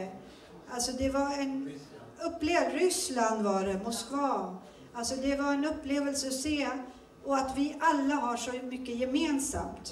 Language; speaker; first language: Swedish; early bilingual, other home language; Turoyo